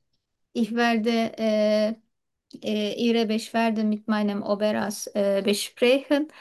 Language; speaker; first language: German; non-native, learner; Turkish